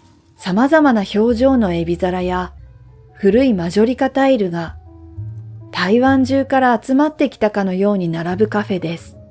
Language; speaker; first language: Japanese; native; Japanese